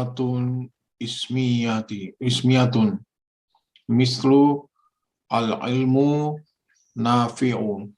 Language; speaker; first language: Arabic; non-native, learner; Indonesian